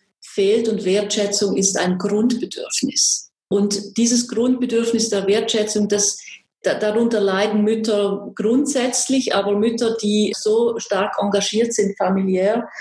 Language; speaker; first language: German; native; German